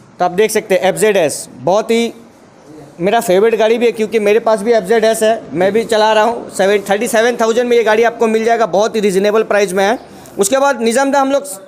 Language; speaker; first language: Hindi; non-native, local second language; Bangla